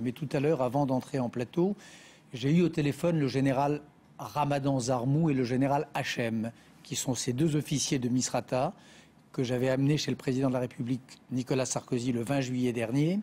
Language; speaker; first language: French; native; French